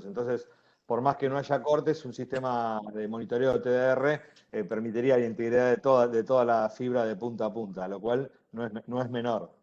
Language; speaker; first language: Spanish; native; Spanish